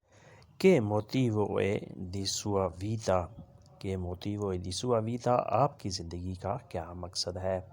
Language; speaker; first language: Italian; non-native, learner; Urdu